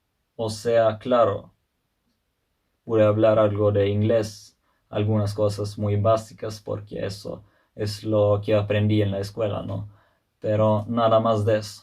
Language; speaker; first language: Spanish; non-native, fluent; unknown